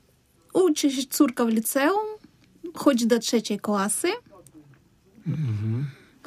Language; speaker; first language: Polish; non-native, learner; Russian